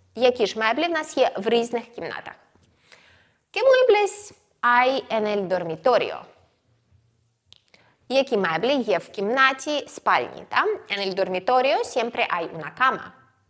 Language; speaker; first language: Spanish; non-native, fluent; Ukrainian